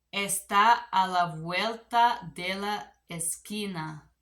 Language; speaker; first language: Spanish; non-native, learner; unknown